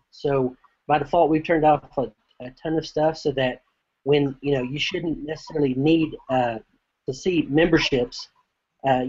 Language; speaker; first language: English; native; English